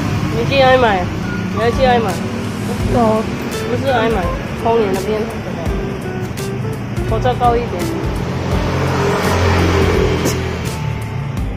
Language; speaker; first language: Chinese; non-native, learner; Filipino